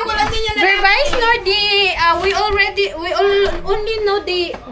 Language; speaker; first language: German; non-native, learner; Filipino